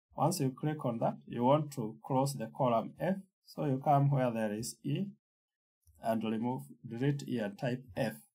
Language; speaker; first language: English; non-native, local second language; Kikuyu